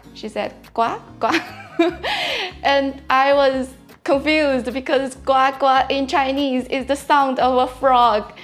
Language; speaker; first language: English; non-native, fluent; Chinese